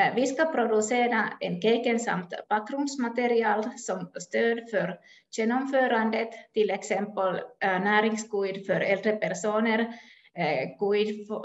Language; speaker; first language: Swedish; non-native, local second language; Finnish